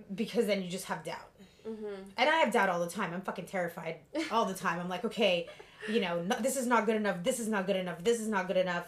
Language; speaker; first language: English; early bilingual, other home language; Russian